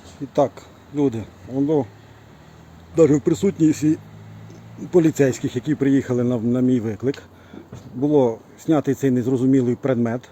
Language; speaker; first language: Ukrainian; native; Ukrainian